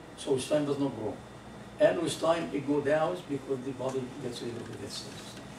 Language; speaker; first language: English; non-native, fluent; Arabic